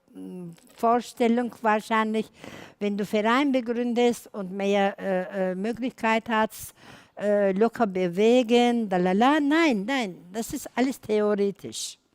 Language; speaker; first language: German; non-native, learner; Turkish